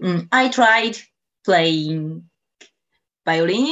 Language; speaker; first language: English; non-native, learner; Japanese